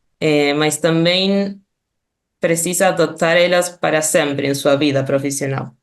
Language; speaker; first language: Portuguese; non-native, fluent; Spanish